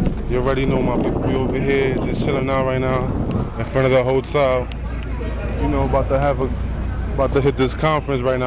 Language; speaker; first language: English; early bilingual, other home language; Spanish